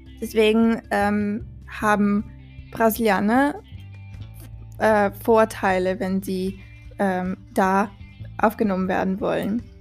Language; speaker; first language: German; non-native, fluent; Portuguese